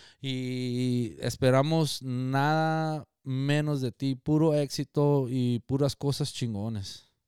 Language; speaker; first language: Spanish; early bilingual, heritage; Spanish